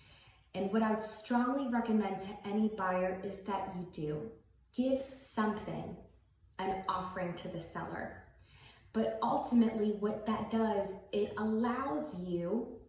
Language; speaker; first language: English; native; English